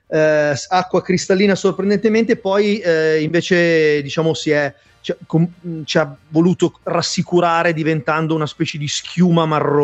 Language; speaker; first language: Italian; native; Italian